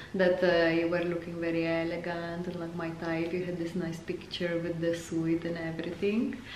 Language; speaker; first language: English; non-native, fluent; Czech